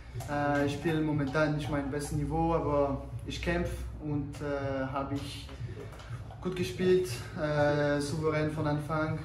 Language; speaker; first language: German; non-native, fluent; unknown